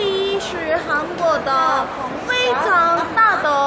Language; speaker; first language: Chinese; non-native, learner; Korean